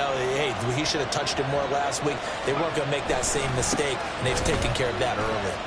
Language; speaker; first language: English; native; English